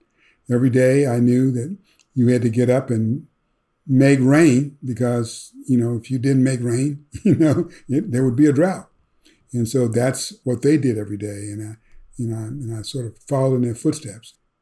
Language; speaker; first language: English; native; English